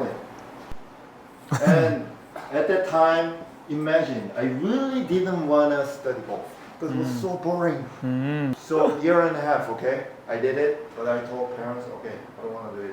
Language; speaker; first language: English; non-native, fluent; Korean